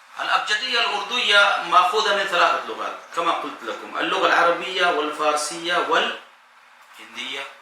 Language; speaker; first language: Arabic; non-native, fluent; Urdu